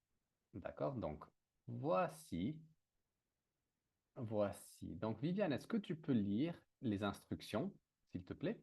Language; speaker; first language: French; native; French